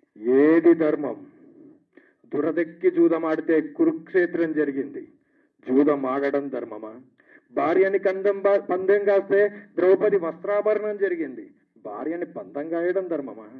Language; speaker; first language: Telugu; native; Telugu